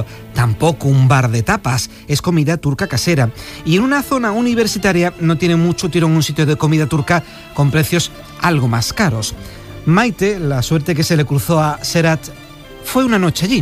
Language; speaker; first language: Spanish; native; Spanish